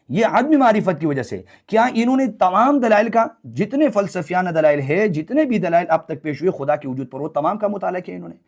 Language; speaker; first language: Urdu; non-native, local second language; Pashto